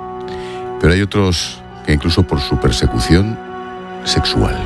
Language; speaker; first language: Spanish; native; Spanish